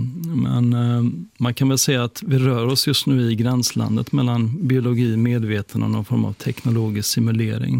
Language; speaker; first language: Swedish; native; Swedish